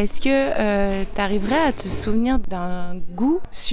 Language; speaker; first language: French; native; French